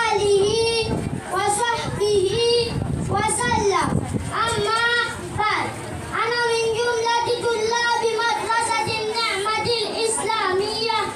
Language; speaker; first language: Arabic; non-native, learner; Swahili